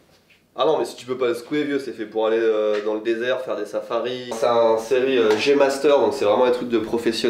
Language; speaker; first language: French; native; French